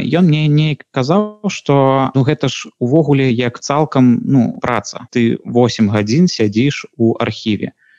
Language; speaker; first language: Belarusian; non-native, local second language; Russian